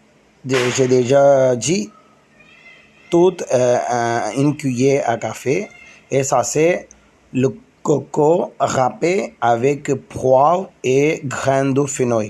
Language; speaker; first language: French; non-native, learner; Tamil